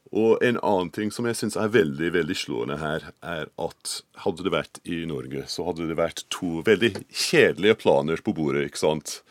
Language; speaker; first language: Norwegian; non-native, fluent; English